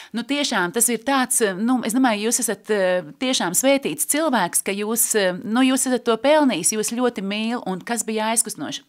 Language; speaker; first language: Latvian; native; Latvian